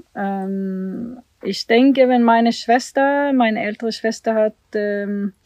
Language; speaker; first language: German; non-native, fluent; Swedish